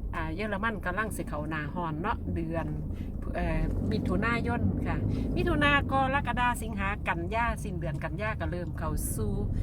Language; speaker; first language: Thai; non-native, local second language; Northeastern Thai